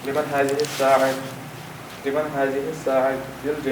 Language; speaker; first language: Arabic; non-native, learner; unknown